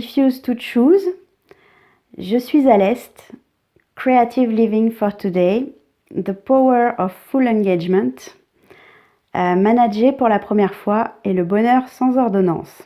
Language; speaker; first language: French; native; French